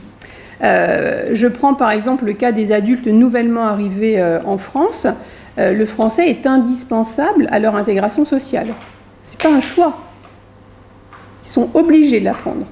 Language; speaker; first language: French; native; French